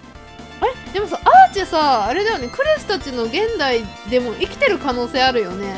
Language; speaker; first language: Japanese; native; Japanese